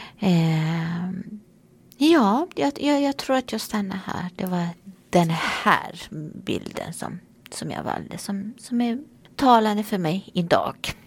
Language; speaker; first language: Swedish; non-native, fluent; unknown